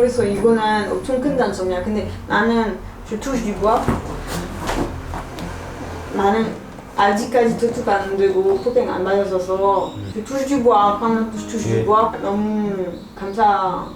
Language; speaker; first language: Korean; non-native, learner; French